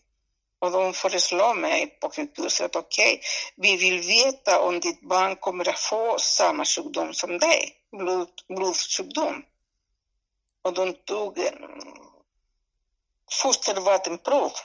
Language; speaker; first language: Swedish; non-native, fluent; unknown